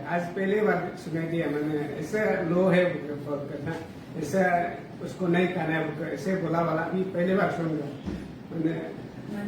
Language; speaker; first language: Hindi; non-native, local second language; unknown